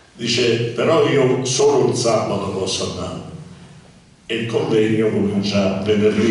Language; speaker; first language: Italian; native; Italian